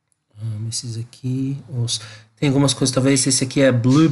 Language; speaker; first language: Portuguese; non-native, learner; English